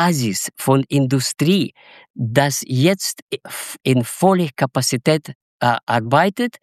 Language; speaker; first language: German; non-native, learner; Russian